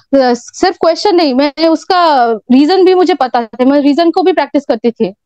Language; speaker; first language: Hindi; non-native, local second language; Bangla